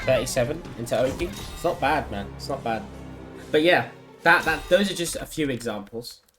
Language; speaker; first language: English; native; English